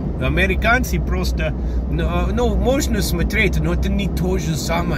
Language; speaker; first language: Russian; non-native, fluent; English